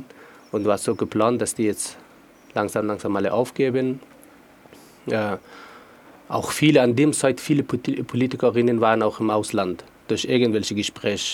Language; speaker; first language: German; non-native, fluent; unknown